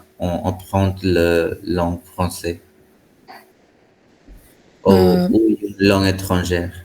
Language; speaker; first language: French; non-native, fluent; Hindi